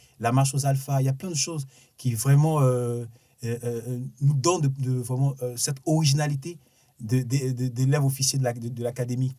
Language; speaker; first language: French; non-native, local second language; Sango